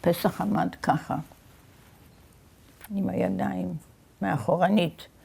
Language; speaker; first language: Hebrew; early bilingual, other home language; Yiddish